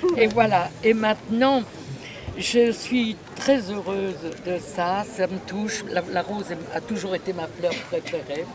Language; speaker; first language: French; native; French